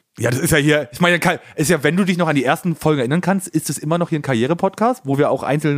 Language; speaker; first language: German; native; German